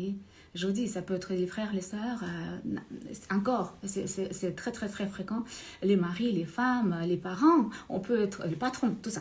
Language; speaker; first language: French; non-native, fluent; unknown